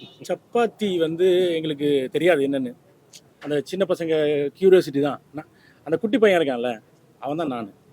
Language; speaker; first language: Tamil; native; Tamil